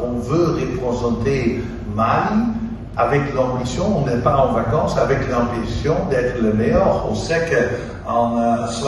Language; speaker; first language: French; non-native, fluent; Dutch